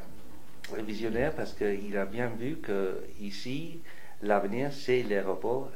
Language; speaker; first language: French; non-native, fluent; English